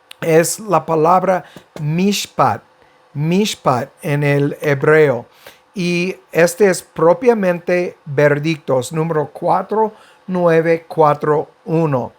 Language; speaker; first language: Spanish; non-native, fluent; English